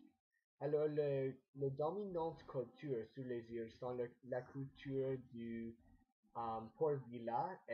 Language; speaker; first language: French; non-native, learner; English